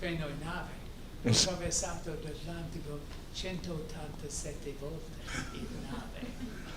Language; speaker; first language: Italian; non-native, fluent; English